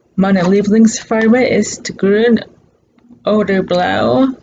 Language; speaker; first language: German; non-native, learner; English